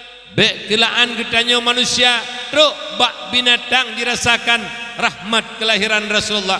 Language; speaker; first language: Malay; non-native, local second language; Achinese